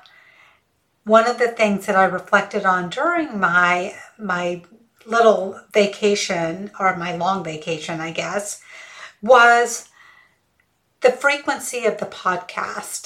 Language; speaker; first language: English; early bilingual, other home language; Hindi